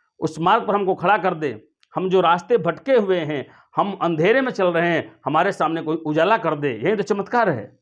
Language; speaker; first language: Hindi; native; Hindi